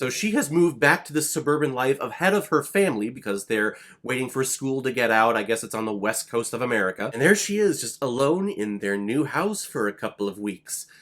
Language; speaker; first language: English; native; English